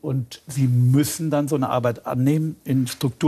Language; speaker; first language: German; native; German